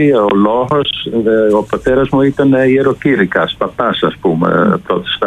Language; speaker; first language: Greek; non-native, fluent; Dutch